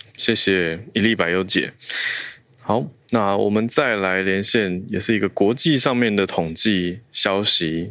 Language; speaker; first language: Chinese; native; Chinese